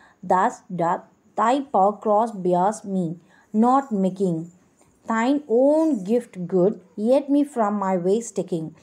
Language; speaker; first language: English; non-native, local second language; Tamil